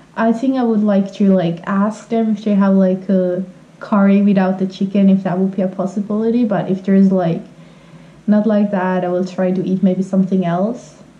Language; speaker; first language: English; non-native, fluent; Finnish